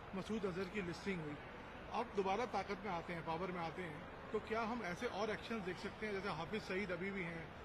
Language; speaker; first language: Hindi; native; Hindi